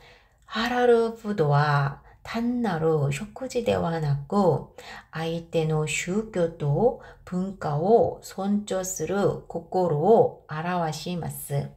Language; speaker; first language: Japanese; non-native, fluent; Korean